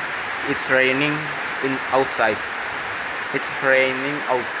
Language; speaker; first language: English; non-native, learner; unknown